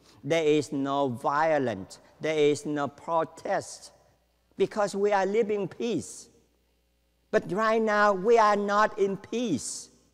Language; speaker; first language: English; non-native, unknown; Vietnamese